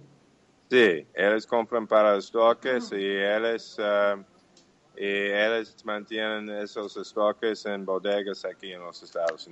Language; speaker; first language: Portuguese; non-native, fluent; English